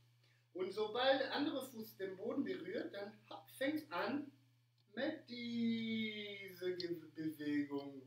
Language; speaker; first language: German; non-native, fluent; French